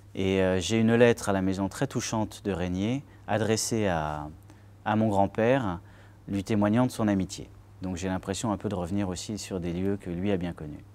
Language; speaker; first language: French; native; French